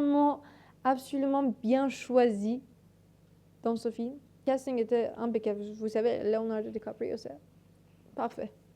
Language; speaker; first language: French; non-native, learner; Persian